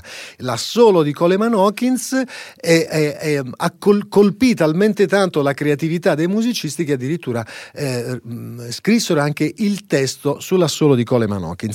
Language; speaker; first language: Italian; native; Italian